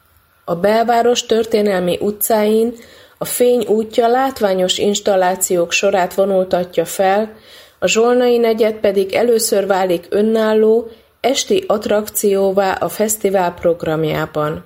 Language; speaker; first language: Hungarian; native; Hungarian